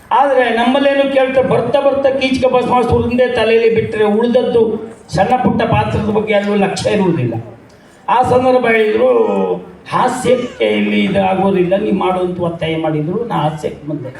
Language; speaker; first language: Kannada; native; Kannada